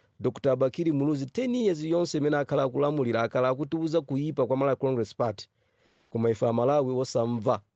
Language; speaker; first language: Nyanja; non-native, local second language; Yao